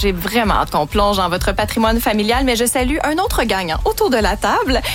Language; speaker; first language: French; native; French